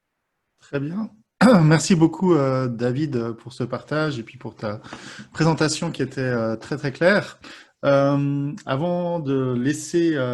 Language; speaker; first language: French; native; French